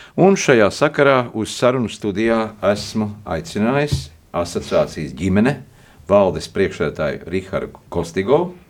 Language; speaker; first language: Latvian; native; Latvian